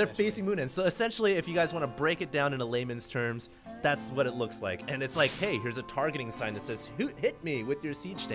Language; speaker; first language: English; native; English